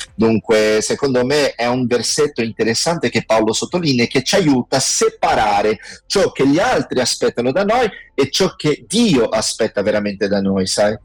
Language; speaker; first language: Italian; non-native, fluent; Portuguese